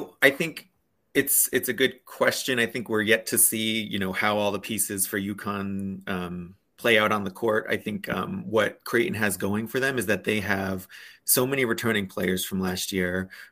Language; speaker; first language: English; native; English